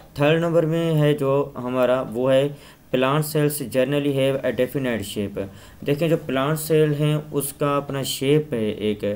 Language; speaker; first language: Urdu; non-native, local second language; Sindhi